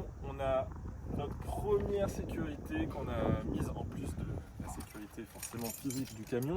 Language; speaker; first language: French; native; French